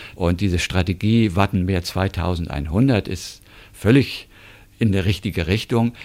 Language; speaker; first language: German; native; German